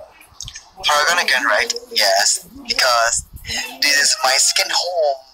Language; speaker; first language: English; non-native, learner; Thai